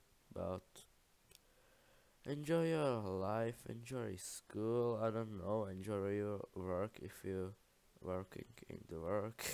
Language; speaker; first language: English; non-native, learner; Czech